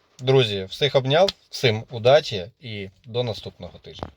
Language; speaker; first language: Ukrainian; native; Ukrainian